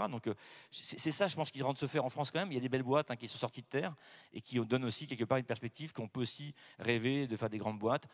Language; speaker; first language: French; native; French